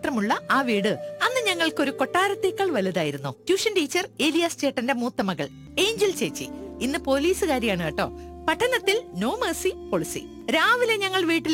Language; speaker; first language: Malayalam; native; Malayalam